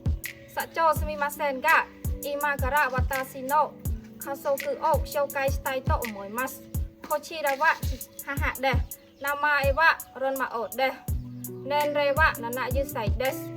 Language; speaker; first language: Japanese; non-native, learner; Khmer